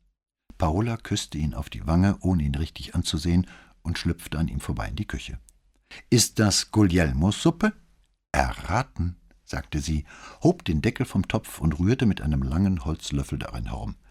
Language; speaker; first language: German; native; German